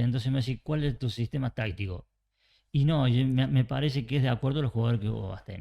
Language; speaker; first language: Spanish; native; Spanish